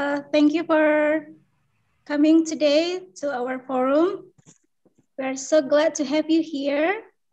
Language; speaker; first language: English; non-native, fluent; Indonesian